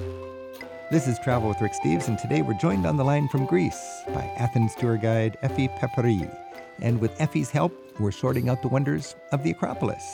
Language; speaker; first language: English; native; English